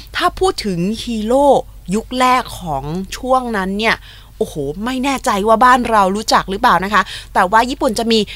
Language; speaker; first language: Thai; non-native, fluent; Japanese